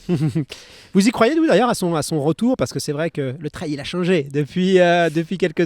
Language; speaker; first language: French; native; French